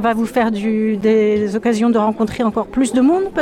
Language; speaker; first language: French; native; French